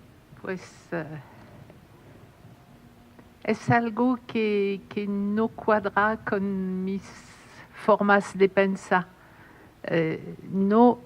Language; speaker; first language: Spanish; non-native, fluent; French